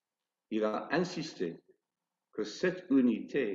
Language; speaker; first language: French; non-native, fluent; English